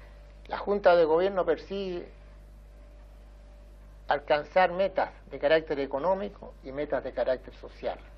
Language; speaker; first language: Spanish; native; Spanish